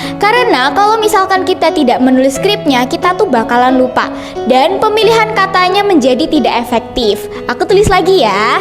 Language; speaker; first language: Indonesian; native; Indonesian